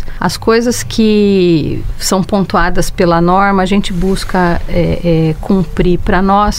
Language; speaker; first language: Portuguese; native; Portuguese